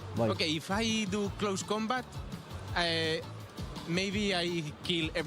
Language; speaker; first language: English; non-native, learner; Spanish